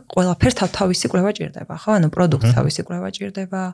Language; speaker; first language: Georgian; native; Georgian